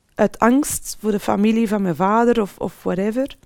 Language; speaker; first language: Dutch; early bilingual, other home language; Arabic